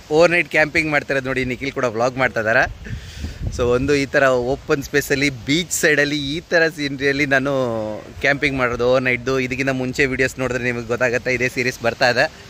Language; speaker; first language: Kannada; native; Kannada